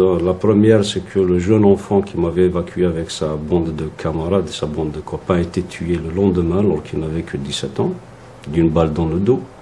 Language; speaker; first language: French; non-native, local second language; Kabyle